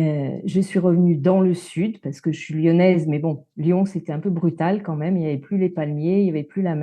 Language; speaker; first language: French; native; French